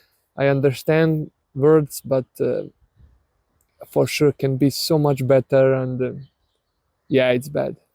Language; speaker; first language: English; non-native, learner; Serbian